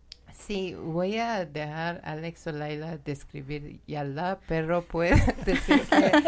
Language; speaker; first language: Spanish; non-native, learner; Persian